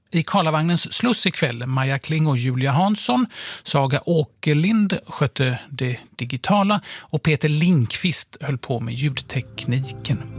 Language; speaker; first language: Swedish; native; Swedish